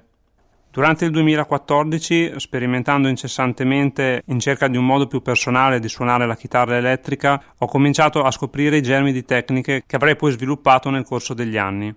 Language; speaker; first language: Italian; native; Italian